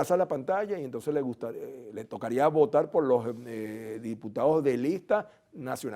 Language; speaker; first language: Spanish; native; Spanish